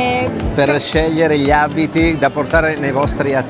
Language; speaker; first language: Italian; native; Italian